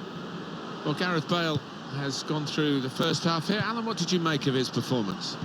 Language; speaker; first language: English; native; English